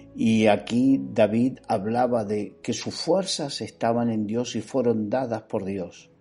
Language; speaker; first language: Spanish; native; Spanish